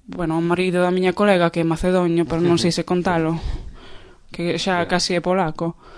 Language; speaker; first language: Galician; non-native, fluent; Polish